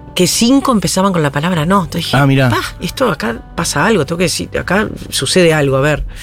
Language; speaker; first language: Spanish; native; Spanish